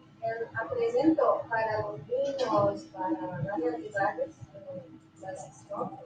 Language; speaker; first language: Spanish; non-native, learner; Portuguese